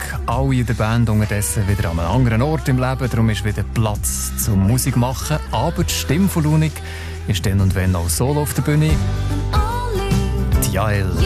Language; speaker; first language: German; native; German